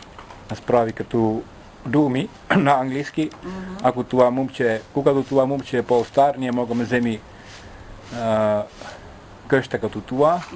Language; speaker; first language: Bulgarian; non-native, learner; Finnish